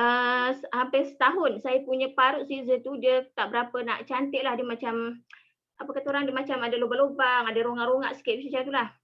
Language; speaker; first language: Malay; native; Malay